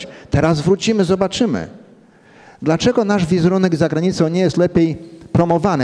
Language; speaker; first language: Polish; early bilingual, heritage; Polish